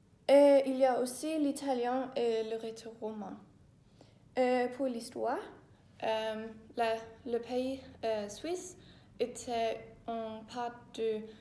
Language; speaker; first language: French; non-native, learner; Danish